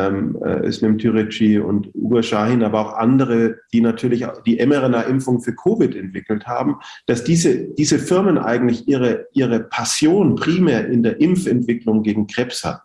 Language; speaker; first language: German; native; German